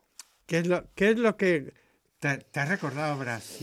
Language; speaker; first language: Spanish; native; Spanish